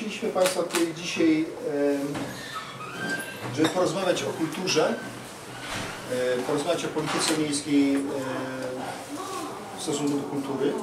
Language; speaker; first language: Polish; native; Polish